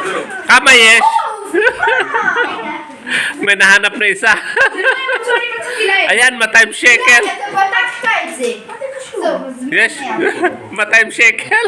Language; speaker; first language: Hebrew; non-native, learner; Filipino